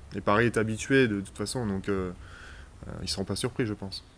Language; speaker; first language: French; native; French